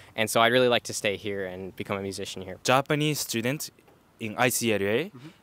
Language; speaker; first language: English; native; English